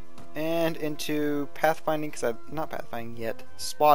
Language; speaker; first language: English; native; English